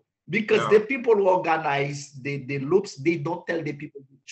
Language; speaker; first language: English; non-native, learner; Haitian Creole